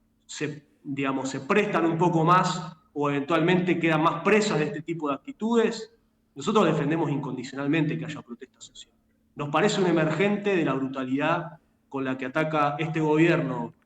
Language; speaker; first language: Spanish; native; Spanish